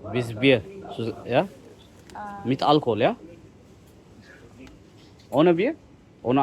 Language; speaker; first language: German; non-native, learner; Amharic